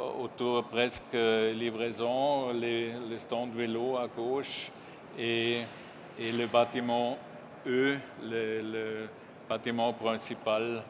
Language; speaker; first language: French; non-native, learner; German